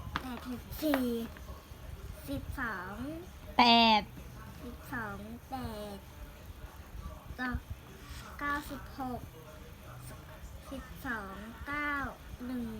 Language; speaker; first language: Thai; native; Thai